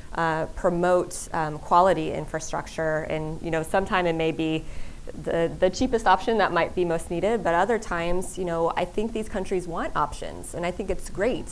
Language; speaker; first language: English; native; English